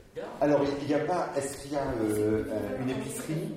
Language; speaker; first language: French; native; French